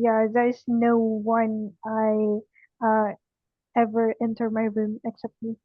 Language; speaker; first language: English; non-native, learner; Indonesian